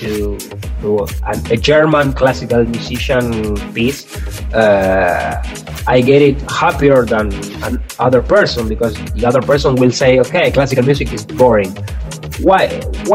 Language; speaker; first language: English; non-native, fluent; Spanish